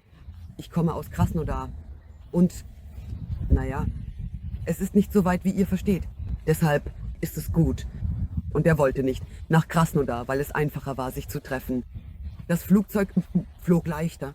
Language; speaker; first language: German; non-native, fluent; Russian